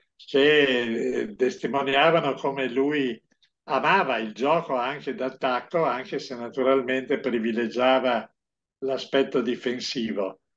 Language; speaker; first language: Italian; non-native, local second language; Friulian